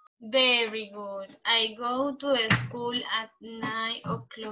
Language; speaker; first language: English; non-native, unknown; Spanish